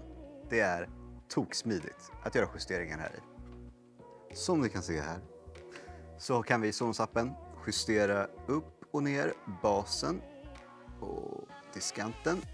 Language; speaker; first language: Swedish; native; Swedish